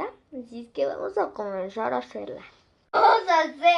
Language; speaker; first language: Spanish; native; Spanish